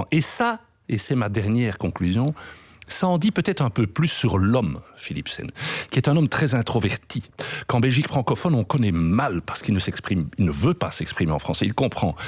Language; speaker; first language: French; native; French